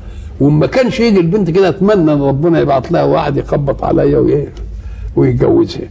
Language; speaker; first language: Arabic; native; Arabic